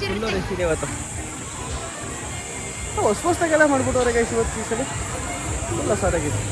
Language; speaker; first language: Kannada; native; Kannada